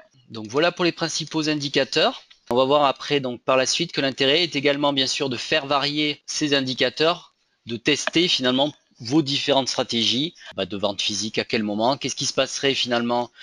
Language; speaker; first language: French; native; French